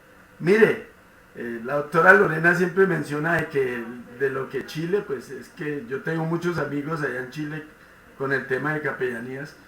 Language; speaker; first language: Spanish; native; Spanish